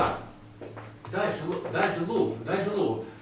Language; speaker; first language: Russian; native; Russian